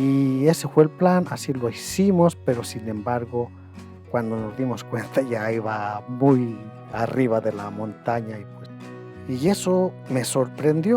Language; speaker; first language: Spanish; native; Spanish